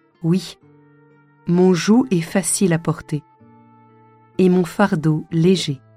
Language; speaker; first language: French; native; French